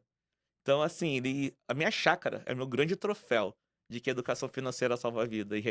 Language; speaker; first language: Portuguese; native; Portuguese